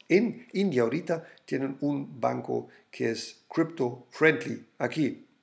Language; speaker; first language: Spanish; non-native, fluent; German